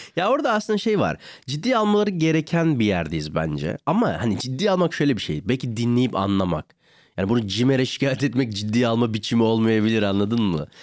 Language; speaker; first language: Turkish; native; Turkish